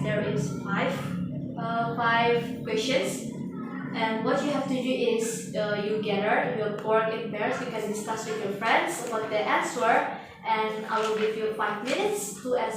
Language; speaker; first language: English; non-native, learner; Indonesian